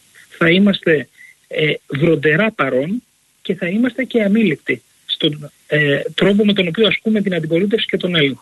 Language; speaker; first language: Greek; native; Greek